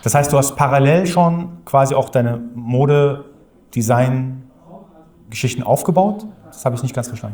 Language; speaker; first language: German; native; German